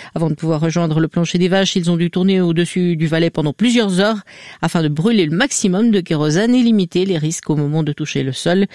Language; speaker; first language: French; native; French